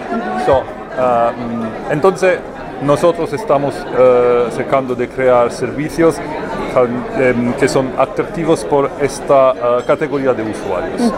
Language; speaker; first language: Spanish; non-native, learner; Italian